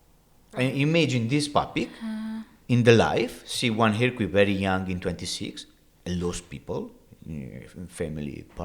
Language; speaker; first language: English; non-native, learner; Italian